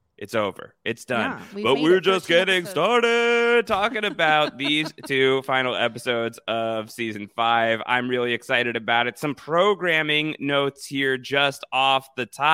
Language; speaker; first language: English; native; English